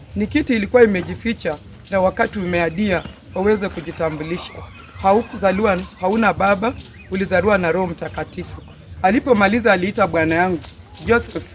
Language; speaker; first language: Swahili; non-native, local second language; Luyia